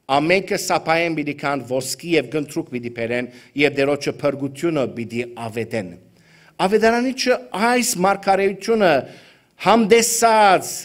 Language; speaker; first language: Armenian; early bilingual, heritage; Armenian